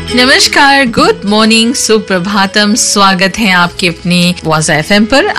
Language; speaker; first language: Hindi; non-native, local second language; Morisyen